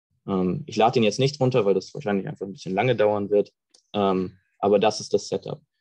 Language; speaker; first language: German; native; German